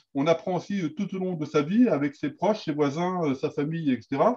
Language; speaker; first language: French; native; French